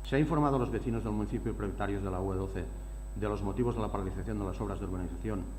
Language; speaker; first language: Spanish; non-native, local second language; Catalan